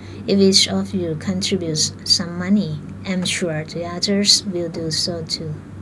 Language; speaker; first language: English; non-native, fluent; Thai